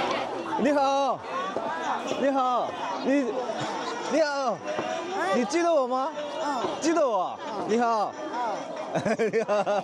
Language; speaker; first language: Chinese; non-native, learner; Korean